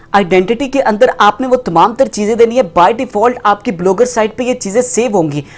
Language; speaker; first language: Urdu; non-native, local second language; Punjabi